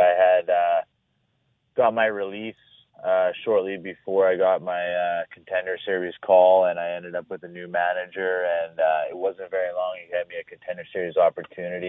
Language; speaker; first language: English; native; English